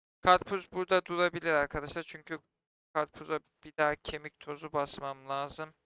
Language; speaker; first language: Turkish; native; Turkish